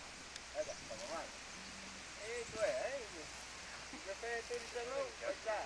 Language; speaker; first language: French; native; French